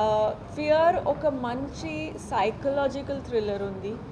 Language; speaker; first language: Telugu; non-native, learner; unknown